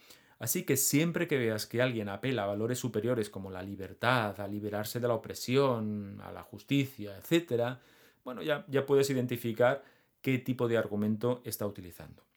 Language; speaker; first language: Spanish; native; Spanish